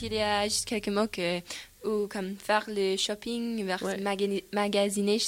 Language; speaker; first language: French; non-native, fluent; English